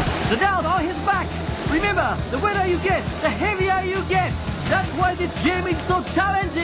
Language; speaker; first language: English; non-native, fluent; Japanese